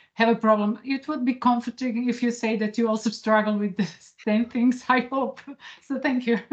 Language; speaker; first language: English; non-native, fluent; Croatian